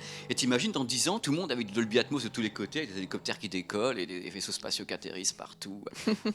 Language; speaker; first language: French; native; French